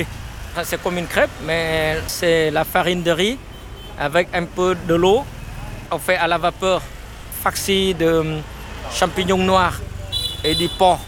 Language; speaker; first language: French; non-native, fluent; Vietnamese